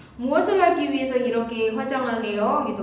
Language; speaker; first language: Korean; non-native, fluent; Indonesian